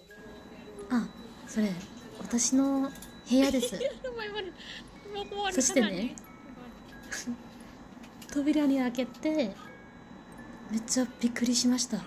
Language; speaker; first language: Japanese; non-native, learner; Thai